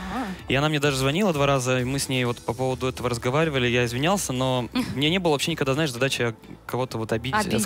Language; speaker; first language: Russian; native; Russian